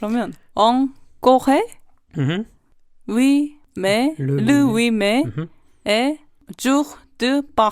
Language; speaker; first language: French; non-native, learner; Korean